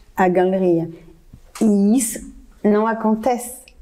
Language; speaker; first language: Portuguese; non-native, fluent; French